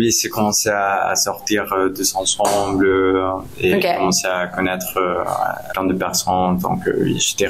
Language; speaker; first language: French; non-native, learner; Spanish